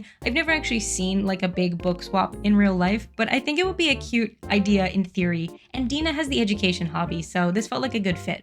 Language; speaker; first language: English; native; English